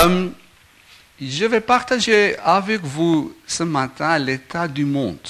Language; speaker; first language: French; non-native, learner; Afrikaans